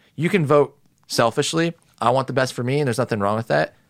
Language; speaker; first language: English; native; English